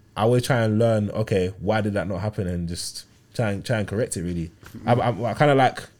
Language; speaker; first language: English; early bilingual, other home language; Yoruba